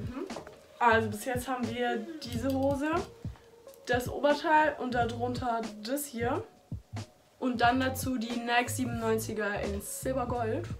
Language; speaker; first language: German; native; German